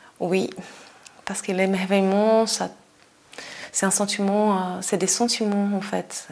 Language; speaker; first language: French; non-native, fluent; Portuguese